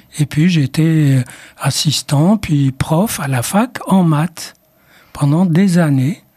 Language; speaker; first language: French; non-native, local second language; Arabic